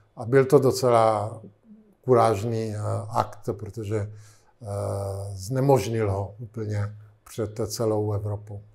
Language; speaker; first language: Czech; non-native, fluent; Italian